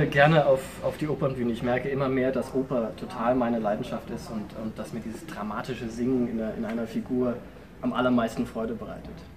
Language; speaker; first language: German; native; German